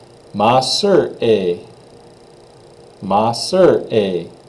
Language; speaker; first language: French; non-native, fluent; English